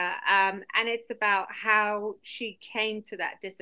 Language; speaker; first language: English; native; English